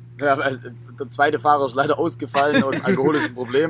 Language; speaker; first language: German; native; German